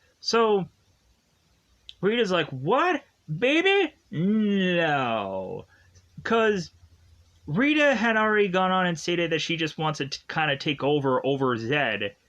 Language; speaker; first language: English; native; English